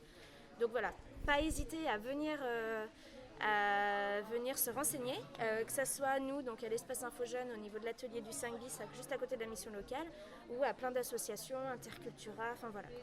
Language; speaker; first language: French; native; French